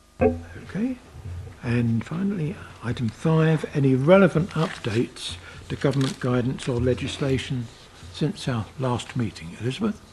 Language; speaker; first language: English; native; English